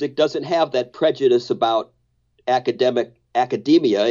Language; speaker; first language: English; native; English